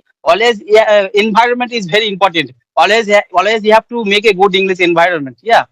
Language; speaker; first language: English; non-native, learner; Bangla